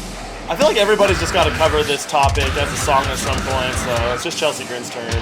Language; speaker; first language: English; native; English